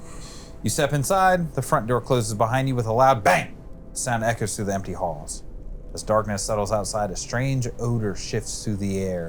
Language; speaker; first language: English; native; English